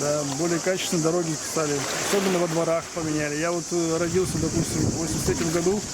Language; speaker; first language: Russian; native; Russian